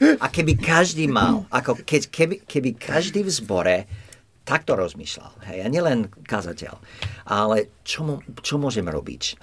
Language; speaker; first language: Slovak; non-native, fluent; English